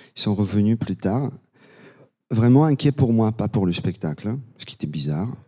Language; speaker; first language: French; non-native, fluent; Bulgarian